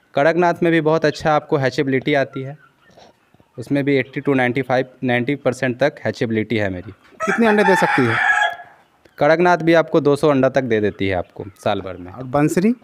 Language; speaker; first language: Hindi; native; Hindi